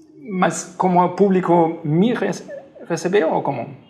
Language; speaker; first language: Portuguese; non-native, fluent; German